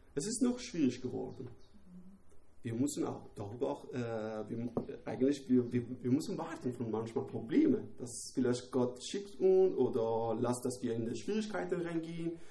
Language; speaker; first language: German; non-native, learner; Persian